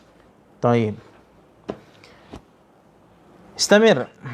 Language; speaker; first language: Arabic; non-native, fluent; Indonesian